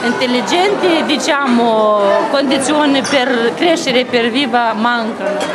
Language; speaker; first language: Italian; non-native, learner; Romanian